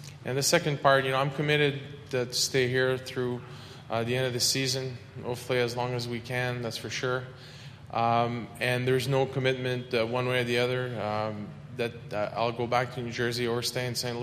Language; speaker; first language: English; non-native, fluent; French